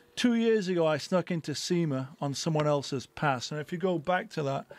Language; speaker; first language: English; native; English